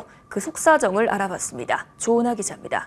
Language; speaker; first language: Korean; native; Korean